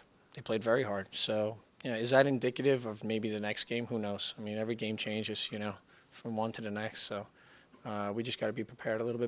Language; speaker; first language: English; native; English